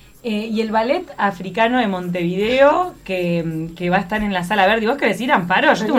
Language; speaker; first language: Spanish; native; Spanish